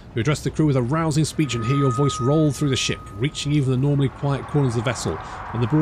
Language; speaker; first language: English; native; English